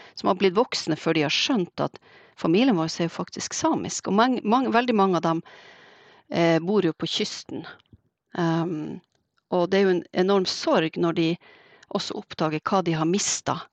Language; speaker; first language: Norwegian; native; Norwegian